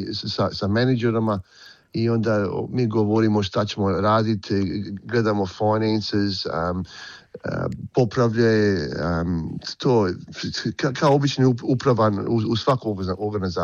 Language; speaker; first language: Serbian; early bilingual, heritage; Croatian